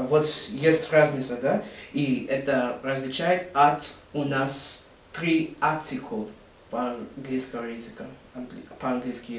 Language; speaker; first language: Russian; non-native, learner; English